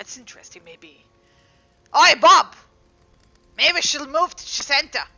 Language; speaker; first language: English; native; English